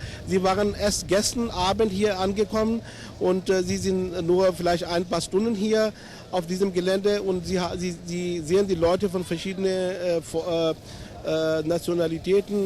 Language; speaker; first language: German; non-native, fluent; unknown